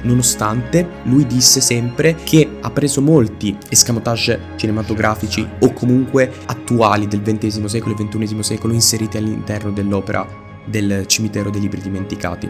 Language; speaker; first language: Italian; native; Italian